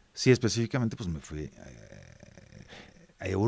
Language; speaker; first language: Spanish; native; Spanish